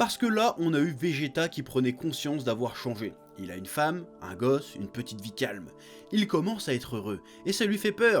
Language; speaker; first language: French; native; French